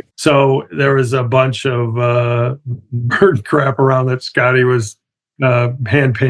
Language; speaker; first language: English; native; English